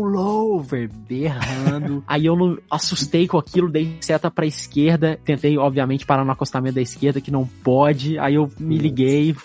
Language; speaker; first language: Portuguese; native; Portuguese